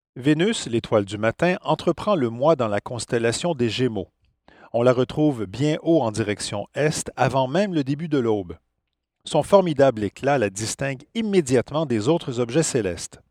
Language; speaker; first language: French; native; French